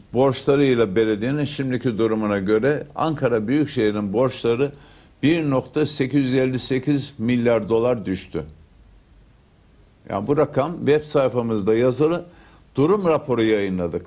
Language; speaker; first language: Turkish; native; Turkish